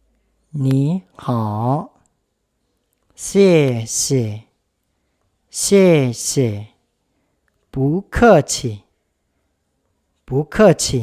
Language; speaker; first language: Chinese; non-native, fluent; Lao